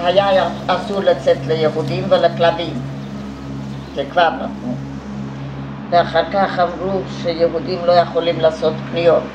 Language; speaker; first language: Hebrew; non-native, fluent; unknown